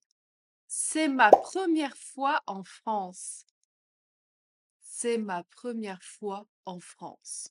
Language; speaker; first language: French; native; French